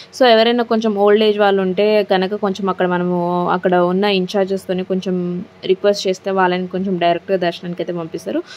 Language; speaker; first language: Telugu; non-native, local second language; Lambadi